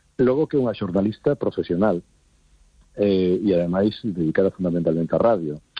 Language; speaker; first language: Galician; non-native, local second language; Spanish